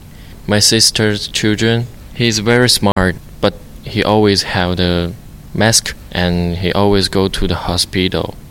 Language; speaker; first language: English; non-native, learner; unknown